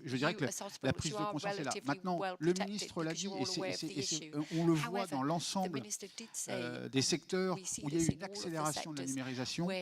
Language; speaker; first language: French; native; French